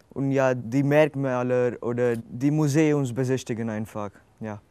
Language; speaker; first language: German; non-native, learner; Hindi